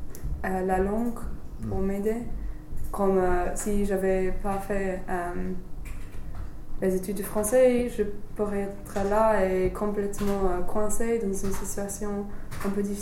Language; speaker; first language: French; non-native, fluent; English